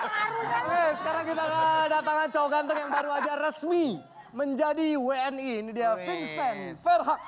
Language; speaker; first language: Indonesian; native; Indonesian